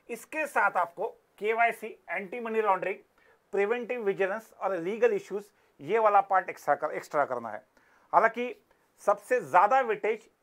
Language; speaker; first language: Hindi; non-native, local second language; Marathi